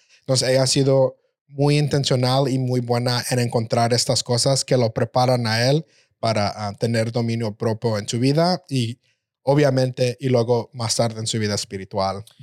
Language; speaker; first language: Spanish; early bilingual, heritage; Spanish